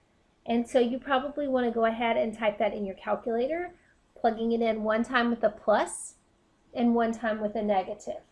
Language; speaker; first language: English; native; English